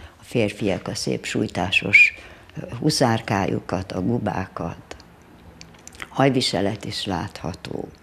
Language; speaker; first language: Hungarian; native; Hungarian